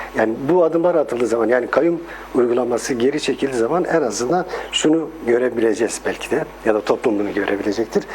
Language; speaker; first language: Turkish; non-native, local second language; Kurdish